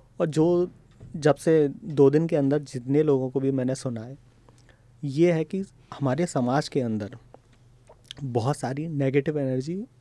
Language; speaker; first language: Hindi; native; Hindi